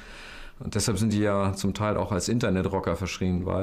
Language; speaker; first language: German; native; German